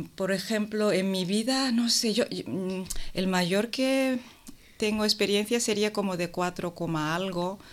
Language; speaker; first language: Spanish; non-native, fluent; Japanese